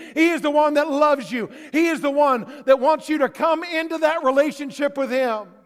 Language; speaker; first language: English; native; English